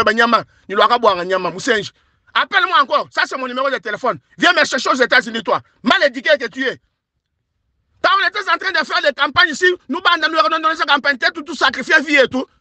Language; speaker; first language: French; non-native, local second language; Luba-Lulua